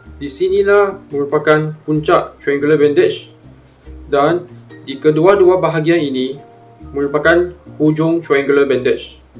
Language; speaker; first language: Malay; non-native, local second language; Chinese